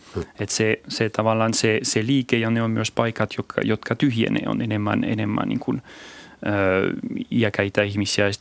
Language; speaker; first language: Finnish; non-native, fluent; French